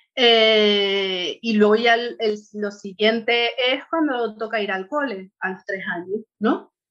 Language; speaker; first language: Spanish; native; Spanish